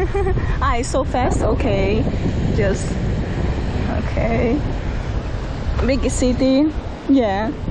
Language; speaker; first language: English; non-native, learner; Portuguese